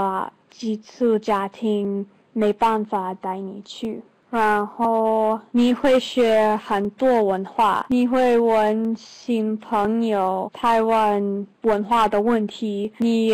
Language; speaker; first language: Chinese; non-native, learner; English